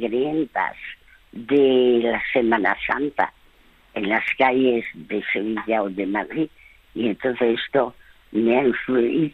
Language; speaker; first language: Spanish; early bilingual, other home language; French